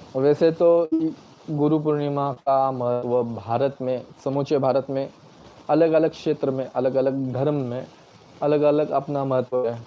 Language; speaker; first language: Hindi; non-native, local second language; Marathi